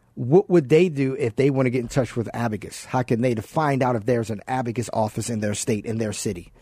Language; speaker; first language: English; native; English